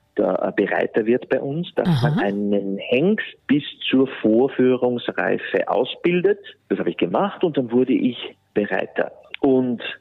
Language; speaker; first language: German; native; German